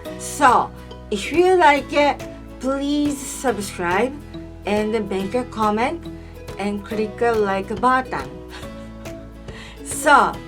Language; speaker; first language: English; non-native, fluent; Japanese